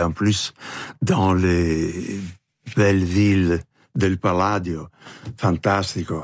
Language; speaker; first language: French; non-native, fluent; Italian